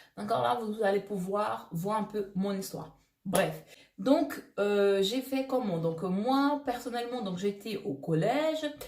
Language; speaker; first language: French; non-native, fluent; Portuguese